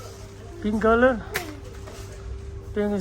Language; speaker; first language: English; non-native, learner; Tibetan